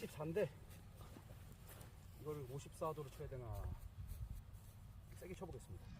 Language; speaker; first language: Korean; native; Korean